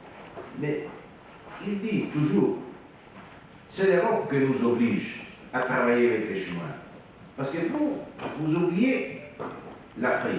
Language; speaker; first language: French; non-native, fluent; Italian